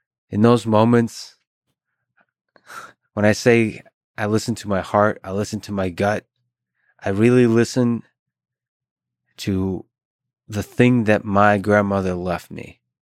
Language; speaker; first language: English; early bilingual, other home language; Russian